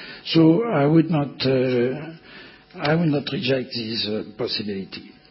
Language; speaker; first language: English; non-native, fluent; French